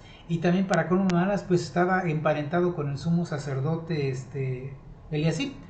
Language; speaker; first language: Spanish; native; Spanish